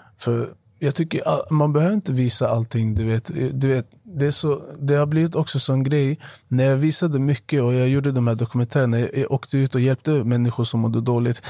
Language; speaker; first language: Swedish; non-native, fluent; Arabic